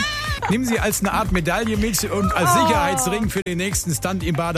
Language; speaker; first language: German; native; German